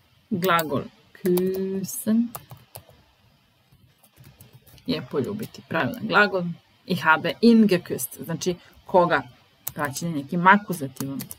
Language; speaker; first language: German; non-native, fluent; Serbian